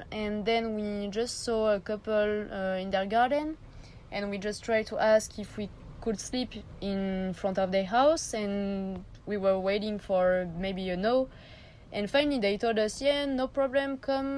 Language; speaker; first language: English; non-native, learner; French